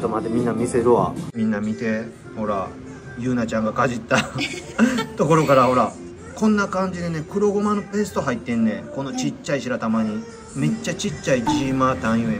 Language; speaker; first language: Japanese; native; Japanese